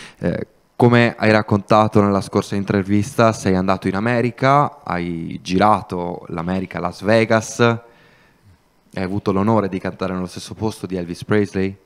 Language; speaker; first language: Italian; native; Italian